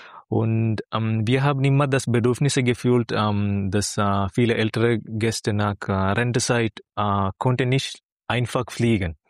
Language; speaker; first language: German; non-native, learner; Malayalam